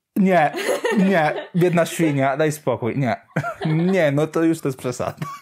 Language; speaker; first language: Polish; non-native, fluent; Italian